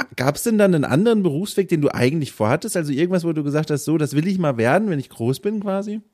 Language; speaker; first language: German; native; German